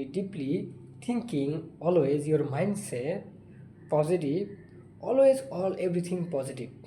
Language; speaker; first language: English; non-native, learner; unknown